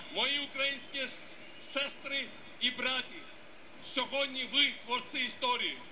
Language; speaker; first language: Ukrainian; non-native, fluent; Georgian